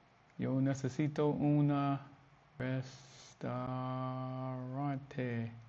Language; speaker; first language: Spanish; non-native, learner; English